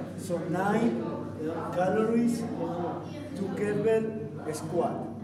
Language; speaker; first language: English; non-native, learner; Spanish